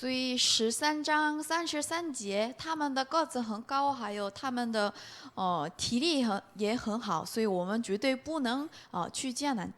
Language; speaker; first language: Chinese; non-native, learner; Korean